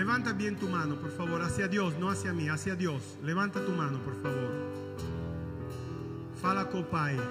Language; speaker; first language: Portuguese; non-native, learner; Italian